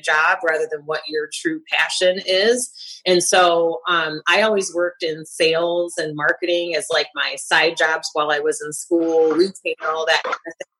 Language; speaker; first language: English; native; English